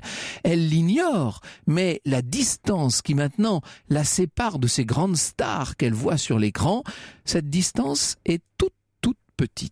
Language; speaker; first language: French; native; French